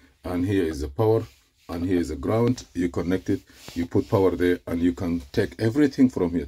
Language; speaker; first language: English; non-native, fluent; Arabic